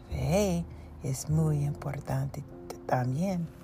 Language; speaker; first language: Spanish; non-native, learner; English